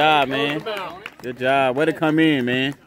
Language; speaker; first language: English; native; English